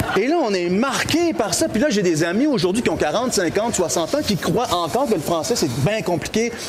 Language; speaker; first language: French; native; French